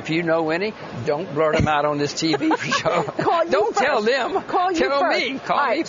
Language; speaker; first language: English; native; English